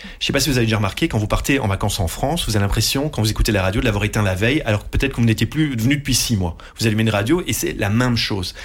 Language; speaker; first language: French; non-native, local second language; Dutch